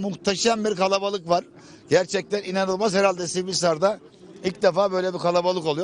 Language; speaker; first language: Turkish; native; Turkish